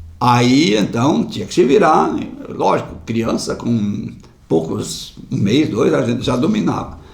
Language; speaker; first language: Portuguese; non-native, local second language; German